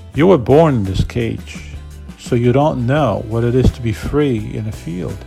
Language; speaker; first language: English; non-native, fluent; Polish